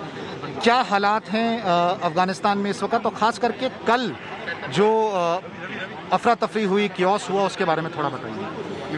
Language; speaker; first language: Hindi; native; Hindi